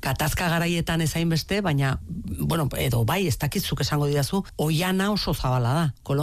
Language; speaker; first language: Basque; native; Basque